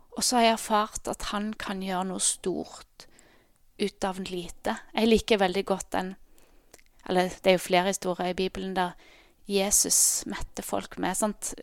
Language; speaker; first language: Norwegian; native; Norwegian